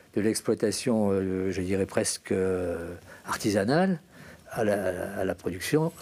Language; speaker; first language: French; native; French